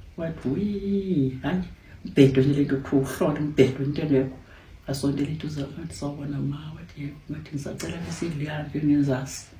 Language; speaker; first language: Zulu; native; Zulu